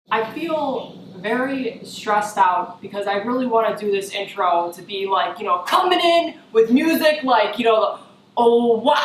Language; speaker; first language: English; native; English